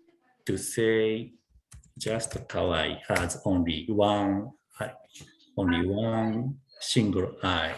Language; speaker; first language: English; non-native, learner; Japanese